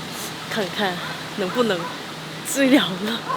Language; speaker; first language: Chinese; non-native, fluent; Korean